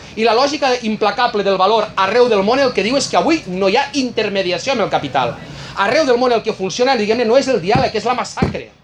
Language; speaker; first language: Catalan; native; Catalan